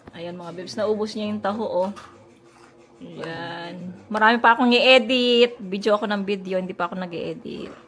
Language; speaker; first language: Filipino; native; Filipino